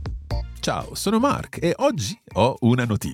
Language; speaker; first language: Italian; non-native, fluent; English